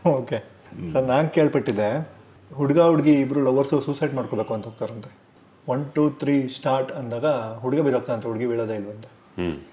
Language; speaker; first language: Kannada; native; Kannada